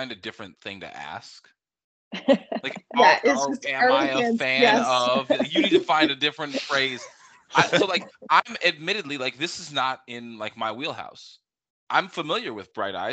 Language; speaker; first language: English; native; English